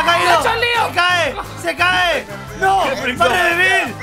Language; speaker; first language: Spanish; native; Spanish